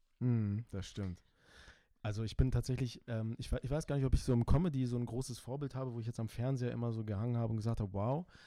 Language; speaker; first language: German; early bilingual, other home language; Turkish